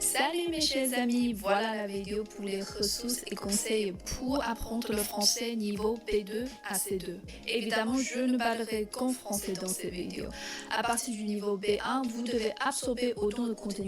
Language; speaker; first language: French; non-native, fluent; Chinese